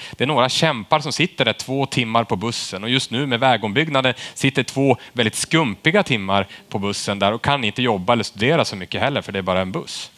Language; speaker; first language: Swedish; native; Swedish